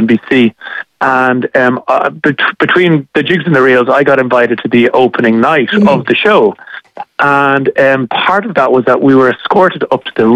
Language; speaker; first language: English; native; English